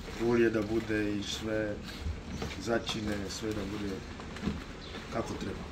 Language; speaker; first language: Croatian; non-native, learner; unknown